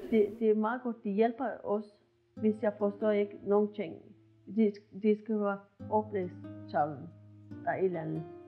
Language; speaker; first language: Danish; non-native, learner; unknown